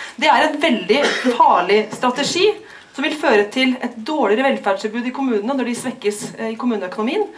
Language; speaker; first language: Norwegian; native; Norwegian